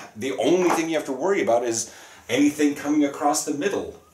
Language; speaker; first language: English; native; English